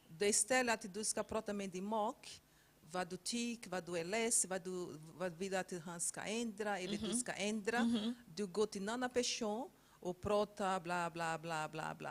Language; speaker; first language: Swedish; non-native, fluent; Portuguese